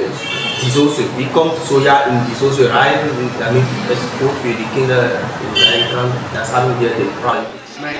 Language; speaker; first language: German; non-native, fluent; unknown